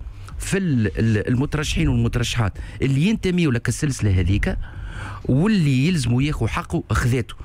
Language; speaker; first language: Arabic; native; Arabic